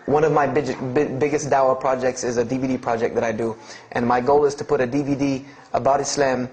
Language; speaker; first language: English; native; English